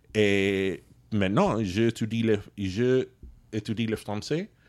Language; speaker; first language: French; non-native, learner; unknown